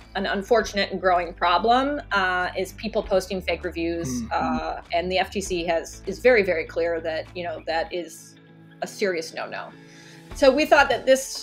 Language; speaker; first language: English; native; English